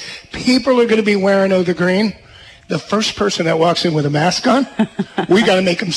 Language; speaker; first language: English; native; English